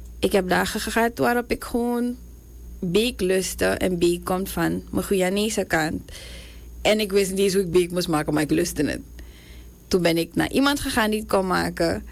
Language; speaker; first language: Dutch; native; Dutch